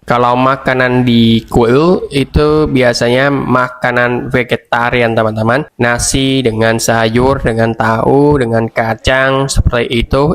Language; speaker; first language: Indonesian; non-native, fluent; Vietnamese